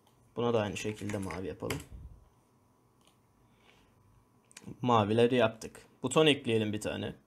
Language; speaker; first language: Turkish; native; Turkish